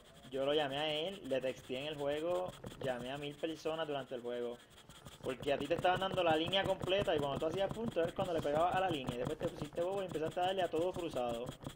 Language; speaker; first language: Spanish; native; Spanish